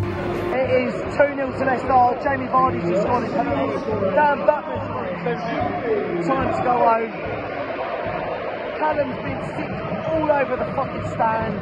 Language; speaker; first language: English; native; English